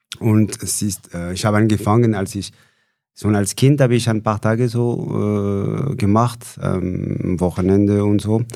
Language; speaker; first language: German; non-native, fluent; French